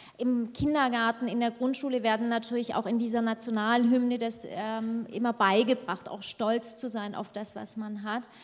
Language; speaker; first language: German; early bilingual, other home language; Turkish